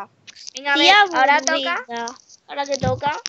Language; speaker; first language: Spanish; native; Spanish